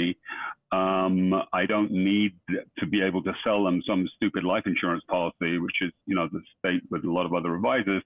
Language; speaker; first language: English; native; English